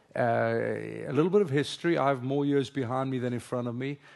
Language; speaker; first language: English; non-native, local second language; Afrikaans